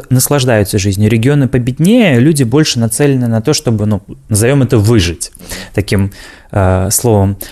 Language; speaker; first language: Russian; native; Russian